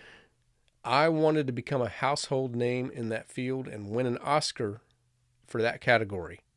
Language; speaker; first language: English; native; English